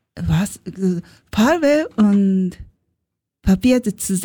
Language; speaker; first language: German; non-native, learner; Japanese